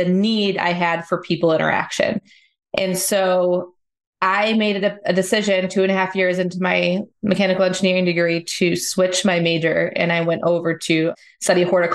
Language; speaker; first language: English; native; English